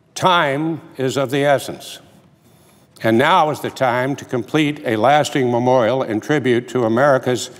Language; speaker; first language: English; native; English